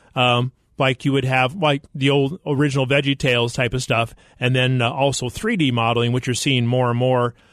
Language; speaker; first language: English; native; English